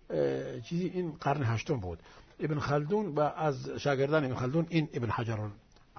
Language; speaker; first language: Persian; non-native, fluent; Arabic